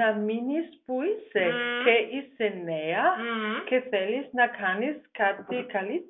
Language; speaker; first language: Greek; non-native, fluent; German